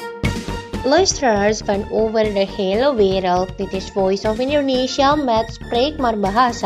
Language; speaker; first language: Dutch; non-native, learner; Indonesian